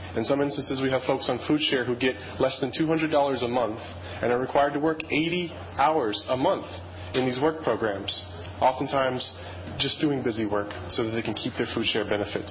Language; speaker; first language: English; native; English